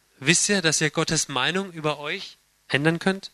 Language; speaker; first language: German; native; German